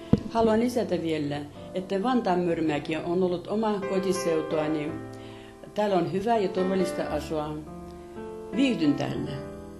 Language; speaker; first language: Finnish; non-native, fluent; Russian